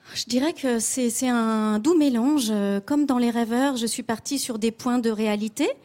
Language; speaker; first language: French; native; French